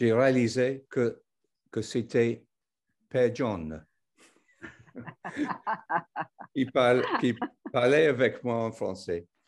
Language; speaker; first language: French; non-native, fluent; English